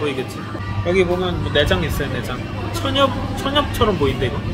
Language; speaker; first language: Korean; native; Korean